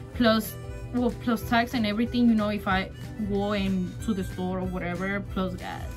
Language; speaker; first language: English; early bilingual, other home language; Spanish